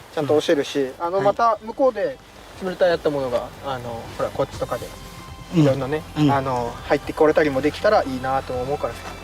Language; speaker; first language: Japanese; native; Japanese